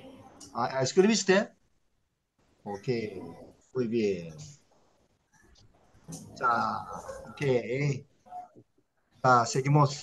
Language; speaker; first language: Spanish; non-native, learner; Korean